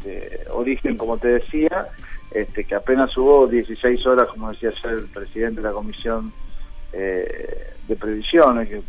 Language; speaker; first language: Spanish; native; Spanish